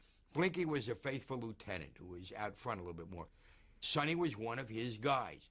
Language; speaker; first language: English; native; English